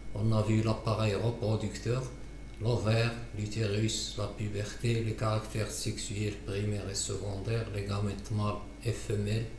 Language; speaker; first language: French; non-native, local second language; Arabic